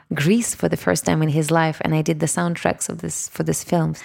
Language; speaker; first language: English; non-native, fluent; Russian